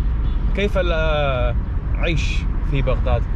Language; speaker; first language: Arabic; non-native, learner; English